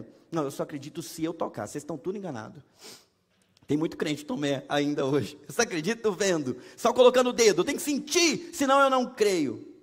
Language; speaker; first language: Portuguese; native; Portuguese